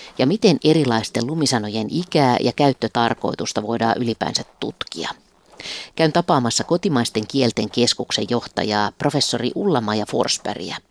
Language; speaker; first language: Finnish; native; Finnish